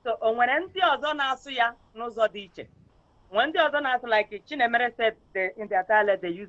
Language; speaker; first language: Igbo; native; Igbo